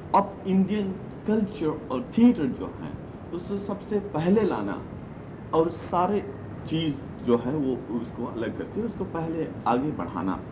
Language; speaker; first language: Hindi; non-native, local second language; Manipuri